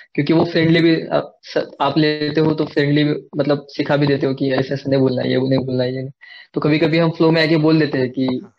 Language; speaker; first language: Hindi; non-native, local second language; Marathi